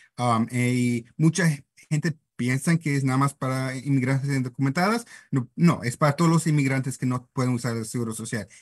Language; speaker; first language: Spanish; non-native, fluent; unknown